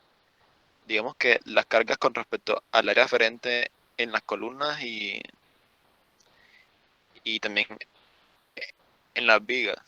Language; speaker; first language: Spanish; native; Spanish